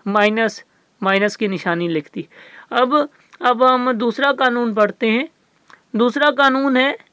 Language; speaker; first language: Urdu; non-native, local second language; Sindhi